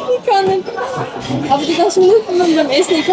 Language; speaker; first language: German; non-native, learner; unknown